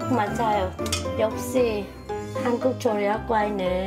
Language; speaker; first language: Korean; non-native, fluent; Vietnamese